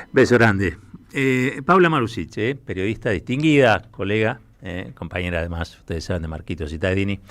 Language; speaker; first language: Spanish; native; Spanish